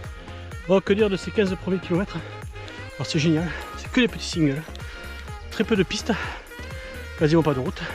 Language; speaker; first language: French; native; French